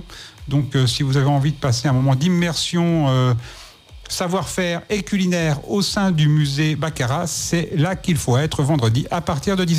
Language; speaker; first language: French; native; French